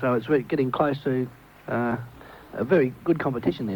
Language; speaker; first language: English; native; English